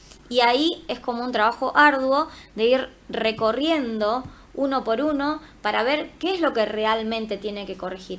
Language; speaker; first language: Spanish; native; Spanish